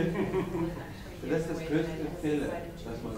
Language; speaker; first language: German; non-native, learner; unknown